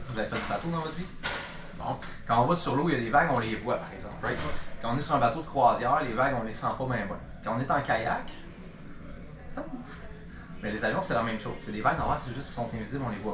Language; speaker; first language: French; native; French